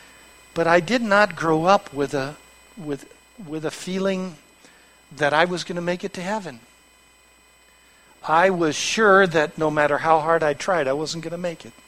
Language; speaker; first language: English; native; English